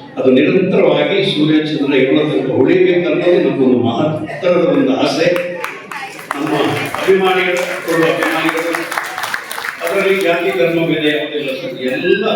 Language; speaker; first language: Kannada; non-native, local second language; Tulu